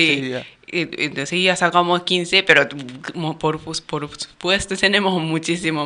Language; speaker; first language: Spanish; non-native, learner; Japanese